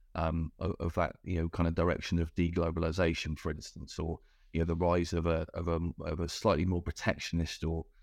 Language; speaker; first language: English; native; English